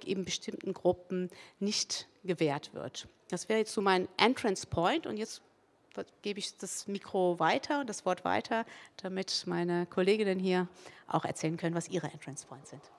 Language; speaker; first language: German; early bilingual, other home language; Spanish